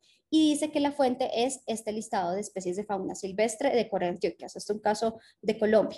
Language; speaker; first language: Spanish; native; Spanish